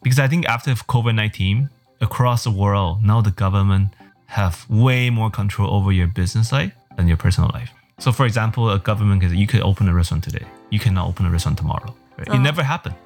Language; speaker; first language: English; early bilingual, other home language; Chinese